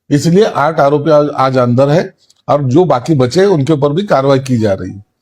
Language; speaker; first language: Hindi; non-native, local second language; Marathi